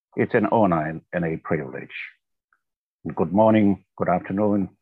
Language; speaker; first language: English; non-native, fluent; Tongan